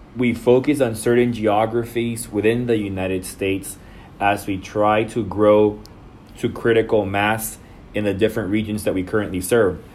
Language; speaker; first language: English; non-native, fluent; Spanish